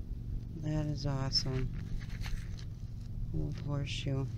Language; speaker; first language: English; native; English